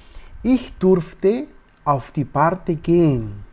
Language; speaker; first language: German; non-native, learner; Spanish